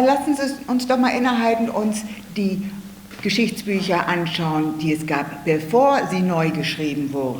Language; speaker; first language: German; native; German